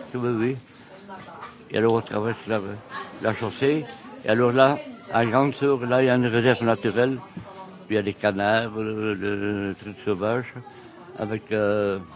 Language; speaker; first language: French; native; French